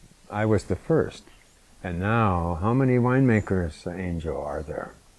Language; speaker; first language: English; native; English